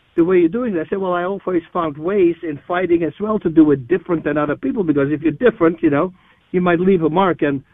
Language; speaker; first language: English; non-native, fluent; Dutch